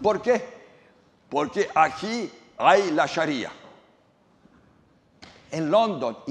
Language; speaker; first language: Spanish; non-native, learner; Romanian